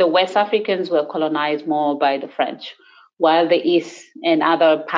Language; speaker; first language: English; non-native, local second language; Acoli